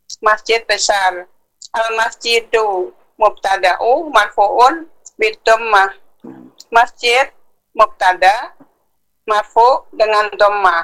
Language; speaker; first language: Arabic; non-native, fluent; Indonesian